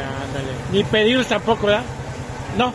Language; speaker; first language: Spanish; native; Spanish